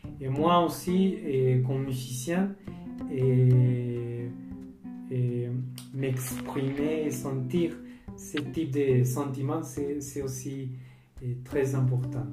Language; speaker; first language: French; non-native, learner; Spanish